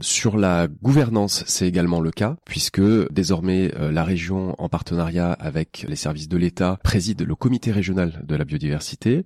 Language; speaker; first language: French; native; French